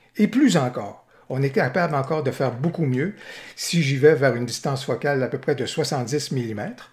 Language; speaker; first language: French; native; French